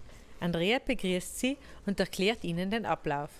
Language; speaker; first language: German; native; German